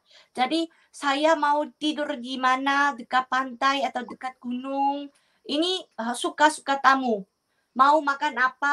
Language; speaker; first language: Indonesian; non-native, fluent; Korean